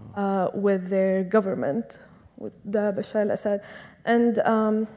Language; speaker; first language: English; non-native, fluent; Arabic